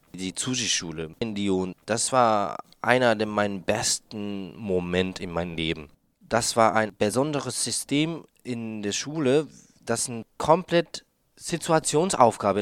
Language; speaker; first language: German; non-native, fluent; Japanese